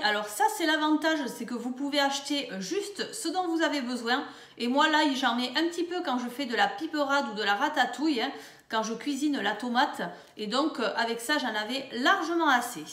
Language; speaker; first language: French; native; French